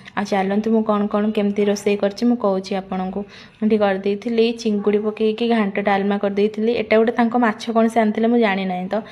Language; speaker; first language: Odia; native; Odia